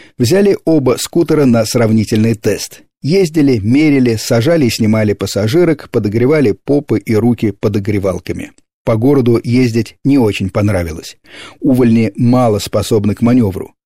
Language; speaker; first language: Russian; native; Russian